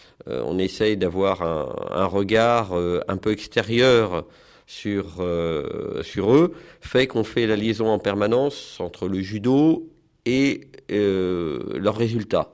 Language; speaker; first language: French; native; French